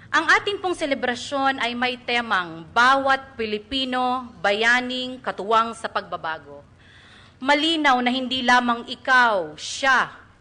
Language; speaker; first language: Filipino; native; Filipino